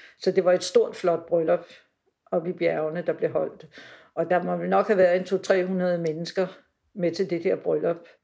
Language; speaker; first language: Danish; native; Danish